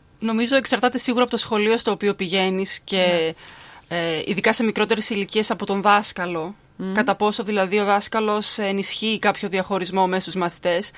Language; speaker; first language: Greek; early bilingual, other home language; Albanian